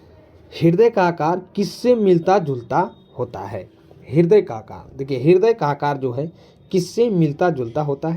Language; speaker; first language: Hindi; native; Hindi